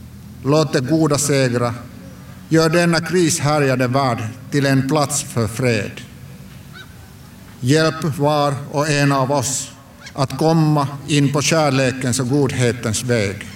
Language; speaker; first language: Swedish; non-native, local second language; Finnish